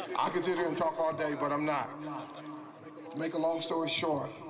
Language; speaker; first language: English; native; English